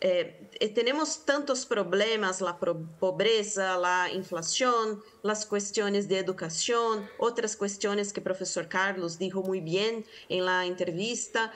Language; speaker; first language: Spanish; non-native, fluent; Portuguese